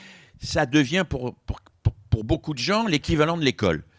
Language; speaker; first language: French; native; French